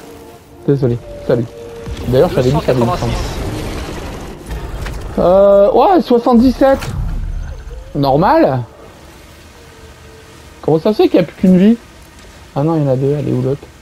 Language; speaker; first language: French; native; French